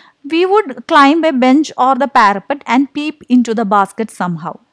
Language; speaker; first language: English; non-native, local second language; Malayalam